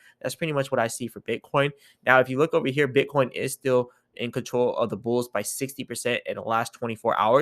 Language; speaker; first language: English; native; English